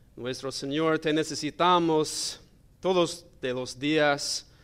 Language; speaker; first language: Spanish; non-native, learner; English